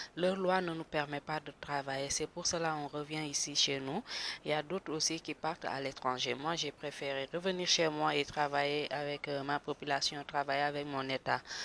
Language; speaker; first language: French; non-native, local second language; Wolof